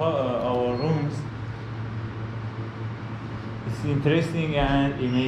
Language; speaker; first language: English; non-native, learner; Persian